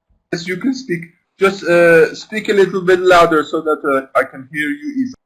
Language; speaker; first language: English; non-native, fluent; Persian